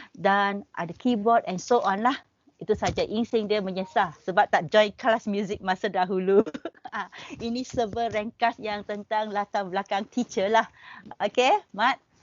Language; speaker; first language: Malay; non-native, local second language; Chinese